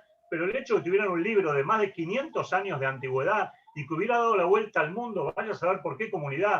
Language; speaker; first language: Spanish; native; Spanish